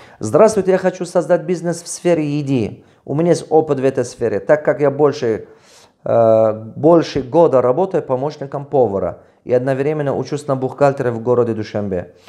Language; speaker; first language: Russian; non-native, local second language; Tajik